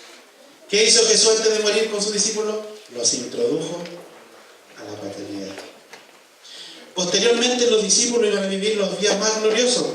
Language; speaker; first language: Spanish; native; Spanish